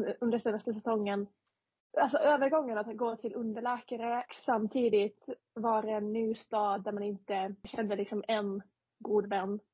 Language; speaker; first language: Swedish; non-native, fluent; Finnish